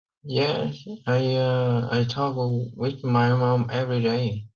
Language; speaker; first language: English; non-native, learner; Vietnamese